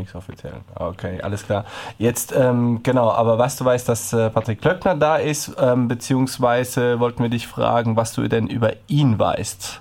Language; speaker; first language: German; native; German